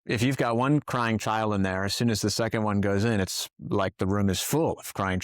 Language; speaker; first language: English; native; English